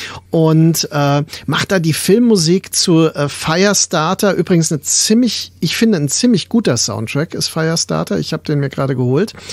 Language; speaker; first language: German; native; German